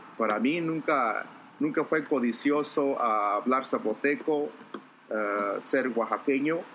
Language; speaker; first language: Spanish; non-native, local second language; Zapotec